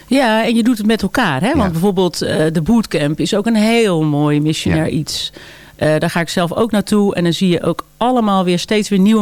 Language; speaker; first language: Dutch; native; Dutch